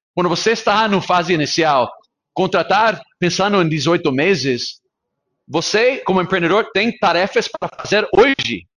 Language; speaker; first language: Portuguese; non-native, fluent; English